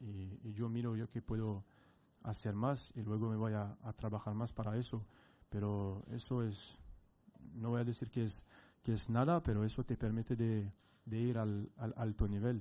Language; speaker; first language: Spanish; non-native, fluent; French